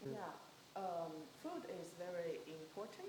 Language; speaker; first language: English; non-native, fluent; Chinese